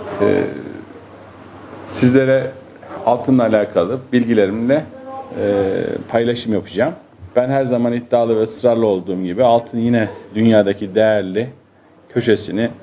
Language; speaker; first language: Turkish; native; Turkish